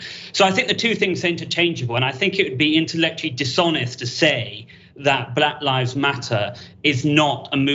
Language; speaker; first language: English; native; English